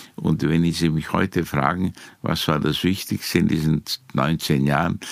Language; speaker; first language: German; non-native, fluent; Romanian